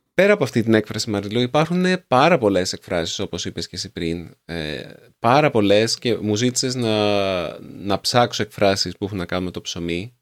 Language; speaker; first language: Greek; native; Greek